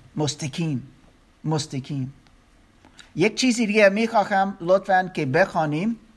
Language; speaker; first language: Persian; non-native, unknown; German